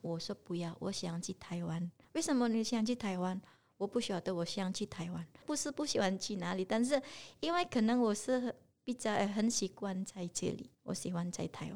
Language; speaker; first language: Chinese; non-native, learner; Indonesian